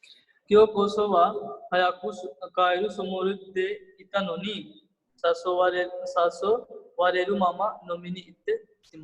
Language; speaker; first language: Japanese; non-native, fluent; Hindi